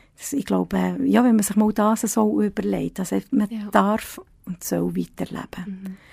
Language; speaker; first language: German; early bilingual, other home language; Italian